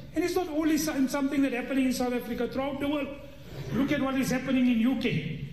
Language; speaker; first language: English; early bilingual, other home language; Urdu